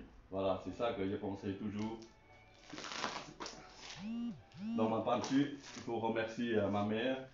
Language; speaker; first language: French; non-native, learner; Chinese